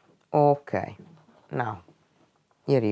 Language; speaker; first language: English; non-native, fluent; Italian